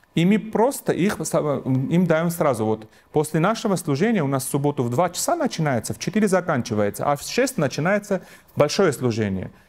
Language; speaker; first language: Russian; non-native, local second language; Armenian